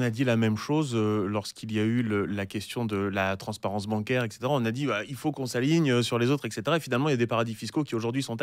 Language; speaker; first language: French; native; French